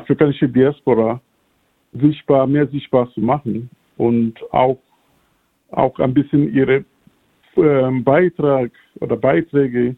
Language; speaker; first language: German; non-native, fluent; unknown